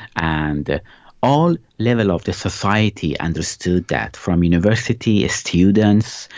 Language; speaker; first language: English; non-native, fluent; Persian